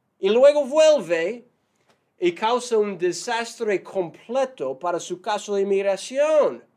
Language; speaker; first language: Spanish; non-native, fluent; English